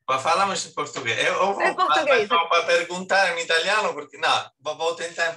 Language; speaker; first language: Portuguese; non-native, learner; Italian